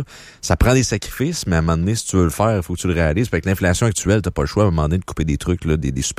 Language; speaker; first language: French; native; French